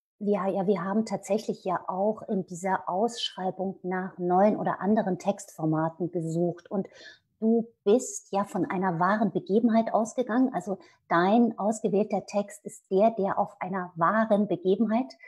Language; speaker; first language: German; native; German